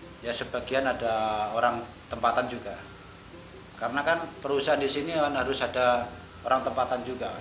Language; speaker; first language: Indonesian; native; Indonesian